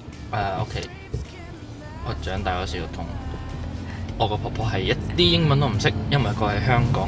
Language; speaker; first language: Cantonese; early bilingual, heritage; Cantonese